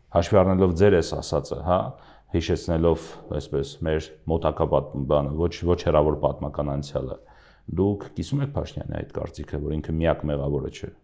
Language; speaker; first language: Armenian; native; Armenian